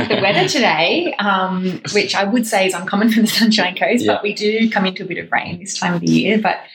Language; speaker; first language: English; native; English